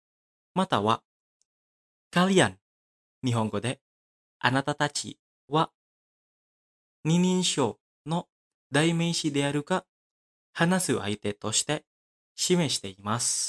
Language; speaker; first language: Japanese; non-native, fluent; Indonesian